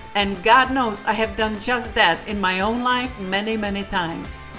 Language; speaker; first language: English; non-native, fluent; Czech